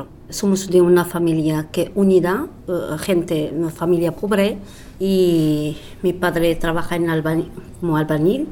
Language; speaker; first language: Spanish; non-native, fluent; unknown